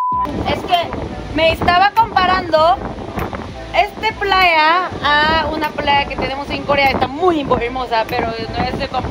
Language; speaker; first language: Spanish; non-native, fluent; Korean